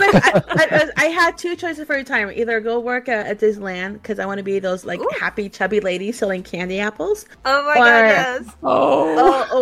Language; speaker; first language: English; native; English